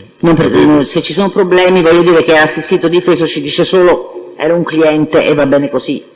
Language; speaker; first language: Italian; native; Italian